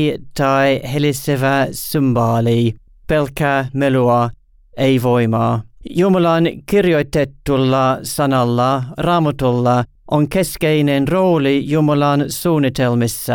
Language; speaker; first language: Finnish; non-native, learner; English